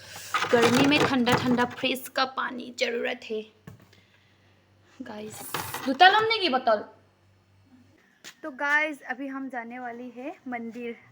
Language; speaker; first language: Hindi; non-native, local second language; Assamese